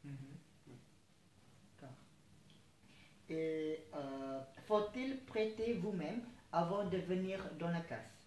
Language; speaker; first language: French; non-native, fluent; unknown